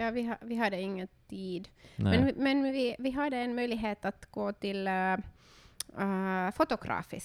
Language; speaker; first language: Swedish; non-native, learner; Finnish